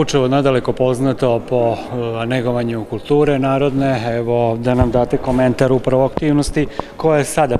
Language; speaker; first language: Serbian; native; Serbian